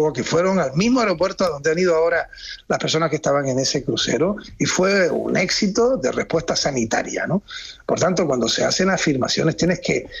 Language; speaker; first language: Spanish; native; Spanish